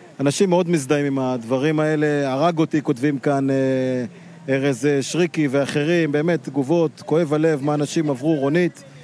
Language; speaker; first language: Hebrew; native; Hebrew